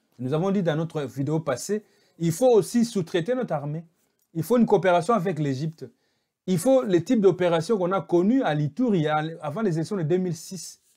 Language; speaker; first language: French; non-native, local second language; Lingala